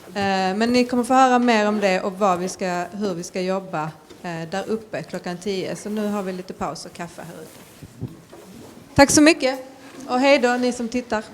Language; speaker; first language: Swedish; native; Swedish